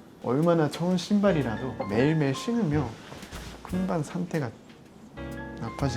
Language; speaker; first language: Korean; non-native, fluent; Japanese